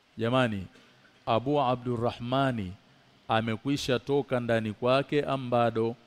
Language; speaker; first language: Swahili; native; Swahili